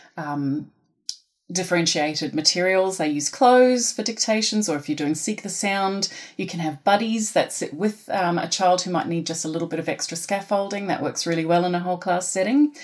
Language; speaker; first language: English; native; English